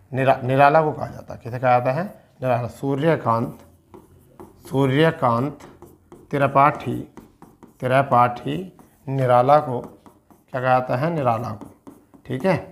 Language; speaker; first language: Hindi; native; Hindi